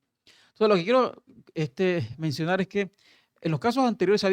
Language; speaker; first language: Spanish; native; Spanish